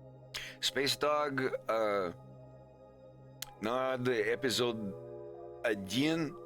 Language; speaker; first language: Russian; non-native, learner; English